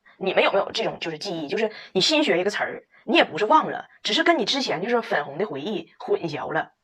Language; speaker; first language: Chinese; native; Chinese